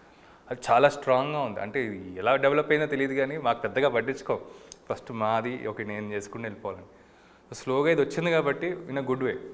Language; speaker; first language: Telugu; native; Telugu